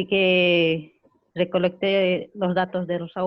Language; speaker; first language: Spanish; non-native, local second language; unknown